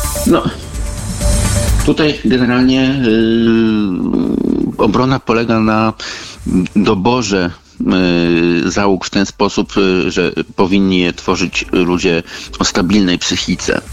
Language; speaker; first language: Polish; native; Polish